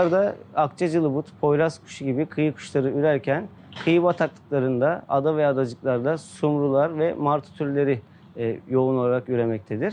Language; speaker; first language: Turkish; native; Turkish